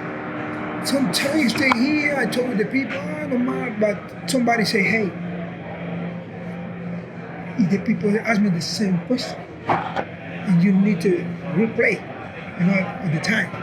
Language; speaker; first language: English; non-native, learner; Spanish